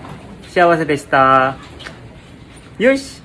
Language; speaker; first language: Japanese; non-native, learner; Korean